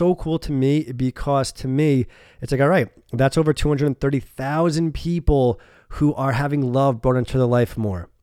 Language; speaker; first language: English; native; English